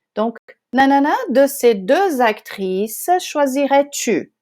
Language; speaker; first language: French; non-native, fluent; Portuguese